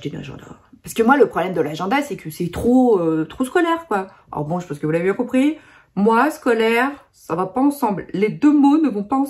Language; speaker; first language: French; native; French